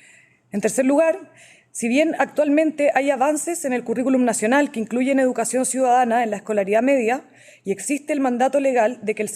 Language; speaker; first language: Spanish; native; Spanish